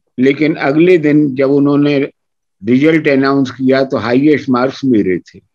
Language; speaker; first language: Hindi; native; Hindi